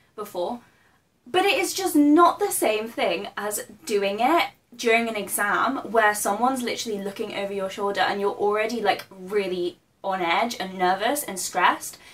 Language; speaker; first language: English; native; English